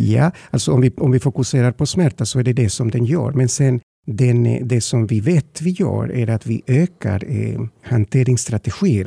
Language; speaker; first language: Swedish; non-native, fluent; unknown